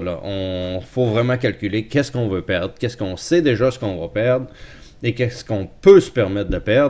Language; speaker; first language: French; native; French